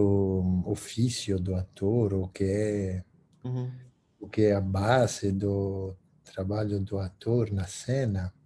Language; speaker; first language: Portuguese; non-native, fluent; Spanish